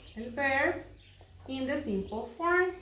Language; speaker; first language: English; non-native, fluent; Spanish